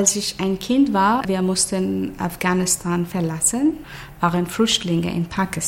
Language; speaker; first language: German; non-native, learner; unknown